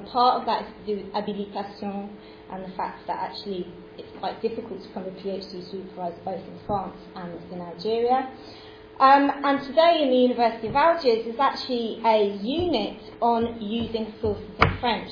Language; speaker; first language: English; native; English